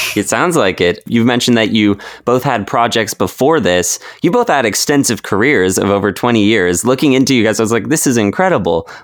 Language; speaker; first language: English; native; English